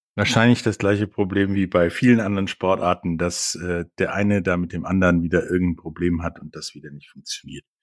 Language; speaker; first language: German; native; German